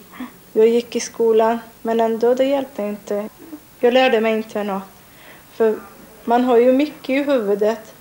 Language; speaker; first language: Swedish; non-native, learner; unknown